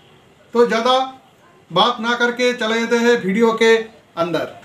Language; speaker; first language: Hindi; non-native, local second language; Bangla